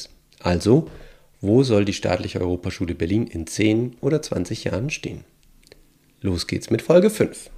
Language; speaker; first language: German; native; German